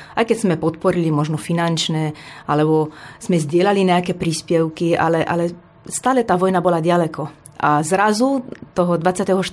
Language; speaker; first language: Slovak; non-native, fluent; Romanian